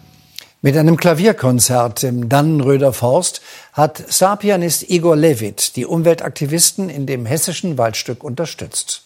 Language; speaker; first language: German; native; German